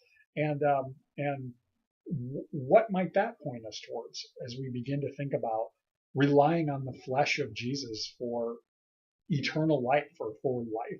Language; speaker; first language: English; native; English